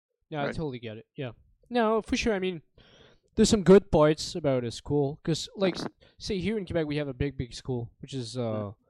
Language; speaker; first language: English; non-native, fluent; French